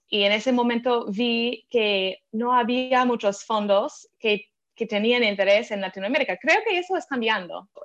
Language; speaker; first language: Spanish; non-native, fluent; English